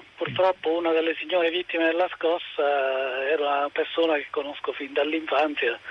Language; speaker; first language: Italian; native; Italian